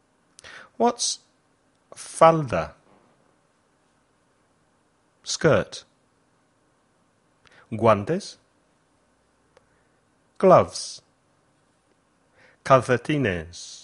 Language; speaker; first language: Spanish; non-native, fluent; English